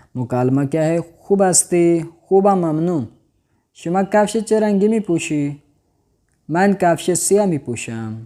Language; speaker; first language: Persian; non-native, fluent; Urdu